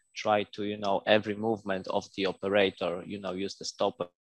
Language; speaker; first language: English; non-native, fluent; Polish